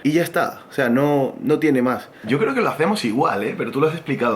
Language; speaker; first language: Spanish; native; Spanish